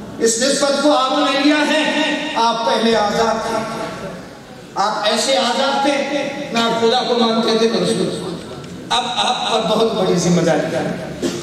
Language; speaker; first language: Urdu; non-native, local second language; Pashto